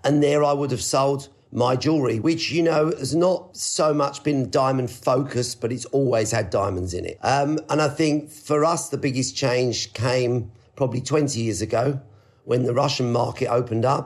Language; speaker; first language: English; native; English